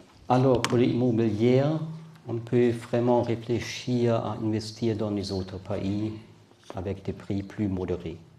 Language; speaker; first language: French; non-native, learner; German